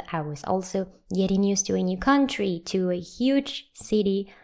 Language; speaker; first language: English; non-native, fluent; Spanish